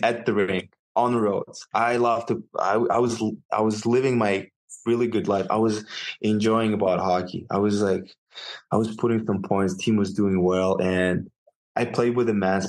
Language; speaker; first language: English; non-native, fluent; Russian